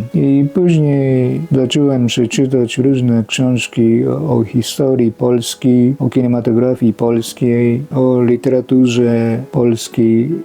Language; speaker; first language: Polish; non-native, fluent; Japanese